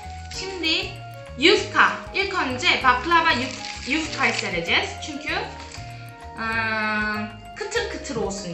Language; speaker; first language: Turkish; non-native, fluent; Korean